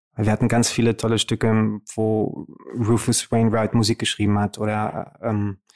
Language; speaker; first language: German; early bilingual, other home language; Romanian